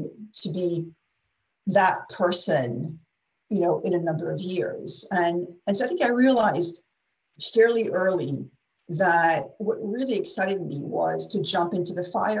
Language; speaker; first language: English; non-native, fluent; French